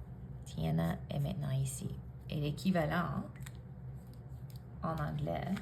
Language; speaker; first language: French; non-native, fluent; English